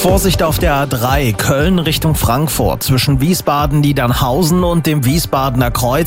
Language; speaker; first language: German; native; German